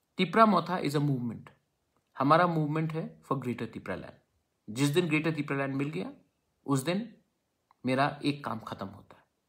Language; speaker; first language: Hindi; non-native, local second language; Kok Borok